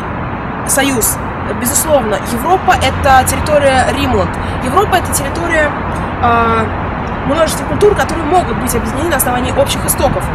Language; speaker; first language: Russian; native; Russian